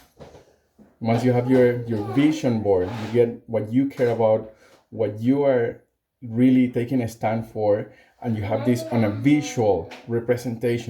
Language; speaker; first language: English; non-native, fluent; Spanish